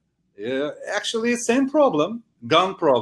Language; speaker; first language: English; non-native, learner; Turkish